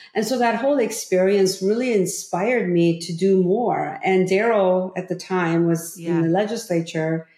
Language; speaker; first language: English; early bilingual, other home language; Korean